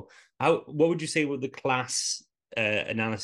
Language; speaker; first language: English; native; English